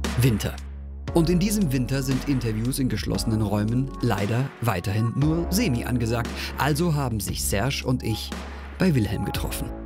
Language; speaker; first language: German; native; German